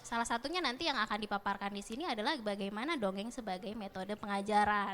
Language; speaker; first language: Indonesian; native; Indonesian